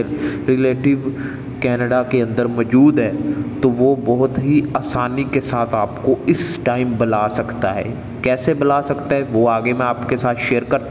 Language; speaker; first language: Hindi; non-native, local second language; Punjabi